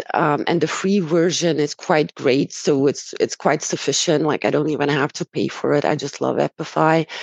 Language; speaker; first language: English; non-native, fluent; Romanian